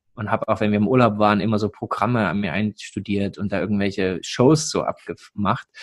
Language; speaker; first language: German; native; German